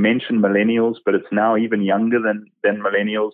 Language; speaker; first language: English; native; English